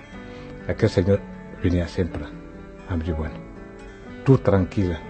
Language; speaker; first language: Catalan; non-native, fluent; Wolof